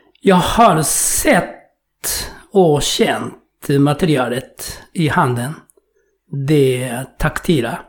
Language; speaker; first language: Swedish; non-native, fluent; Japanese